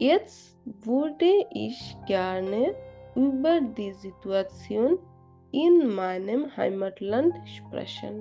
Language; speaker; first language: German; non-native, learner; Bangla